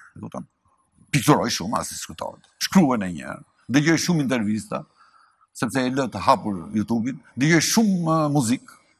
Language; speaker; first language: Albanian; native; Albanian